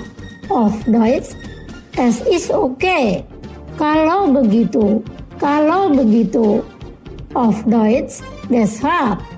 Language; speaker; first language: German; non-native, fluent; Indonesian